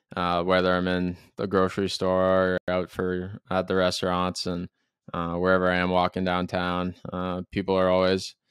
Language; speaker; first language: English; native; English